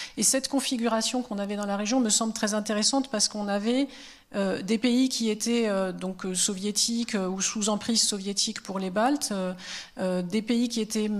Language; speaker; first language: French; native; French